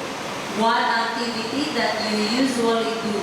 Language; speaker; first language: English; non-native, fluent; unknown